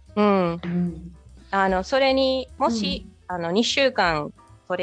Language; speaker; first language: Japanese; non-native, fluent; Spanish